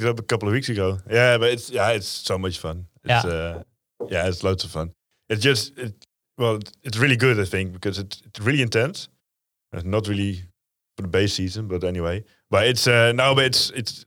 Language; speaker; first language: English; non-native, fluent; Dutch